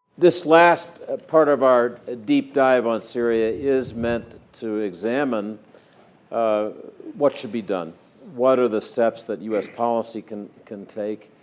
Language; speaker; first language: English; native; English